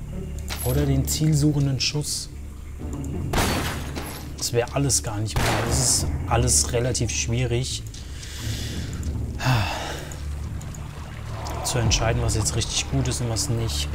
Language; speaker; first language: German; native; German